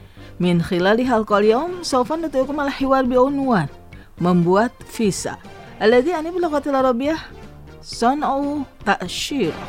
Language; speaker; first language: Arabic; non-native, fluent; Indonesian